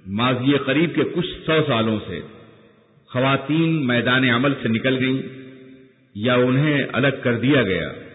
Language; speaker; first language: Urdu; native; Urdu